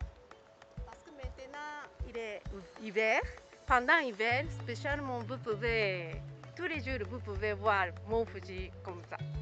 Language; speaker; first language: French; non-native, learner; Japanese